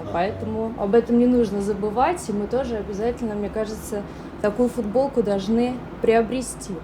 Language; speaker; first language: Russian; native; Russian